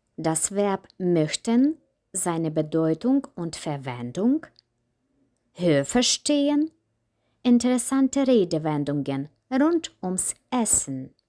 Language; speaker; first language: German; non-native, fluent; Ukrainian